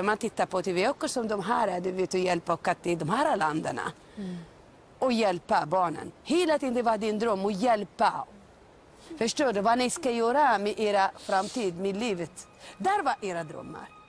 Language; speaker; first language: Swedish; non-native, fluent; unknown